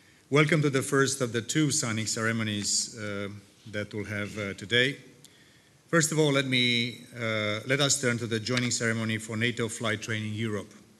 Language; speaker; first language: English; non-native, fluent; Romanian